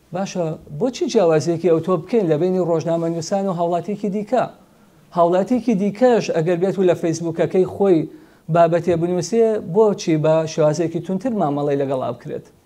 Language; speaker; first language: Central Kurdish; native; Central Kurdish